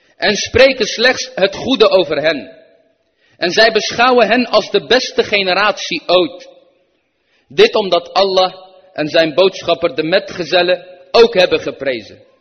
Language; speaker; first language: Dutch; early bilingual, other home language; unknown